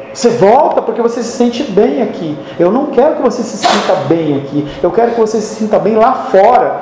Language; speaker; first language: Portuguese; native; Portuguese